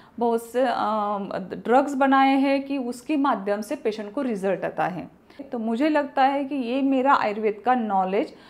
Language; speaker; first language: Hindi; non-native, local second language; Marathi